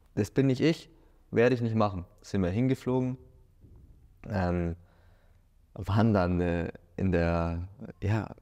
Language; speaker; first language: German; native; German